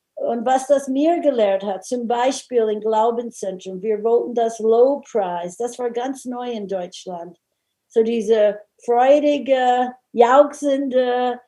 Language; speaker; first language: German; non-native, fluent; English